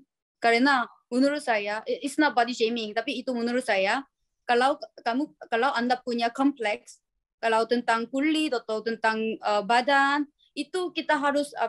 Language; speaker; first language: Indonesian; non-native, learner; Korean